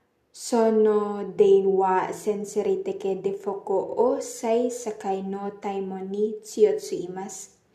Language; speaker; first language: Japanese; non-native, learner; Filipino